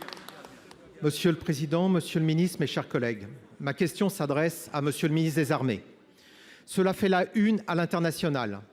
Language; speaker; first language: French; native; French